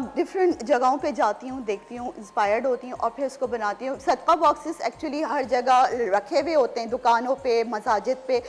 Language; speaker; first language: Urdu; native; Urdu